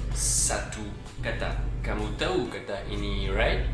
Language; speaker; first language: Indonesian; non-native, learner; French